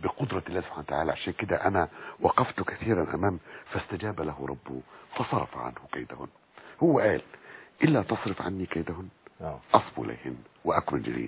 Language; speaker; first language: Arabic; native; Arabic